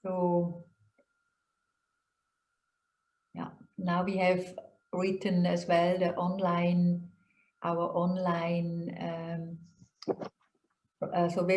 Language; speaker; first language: English; non-native, fluent; German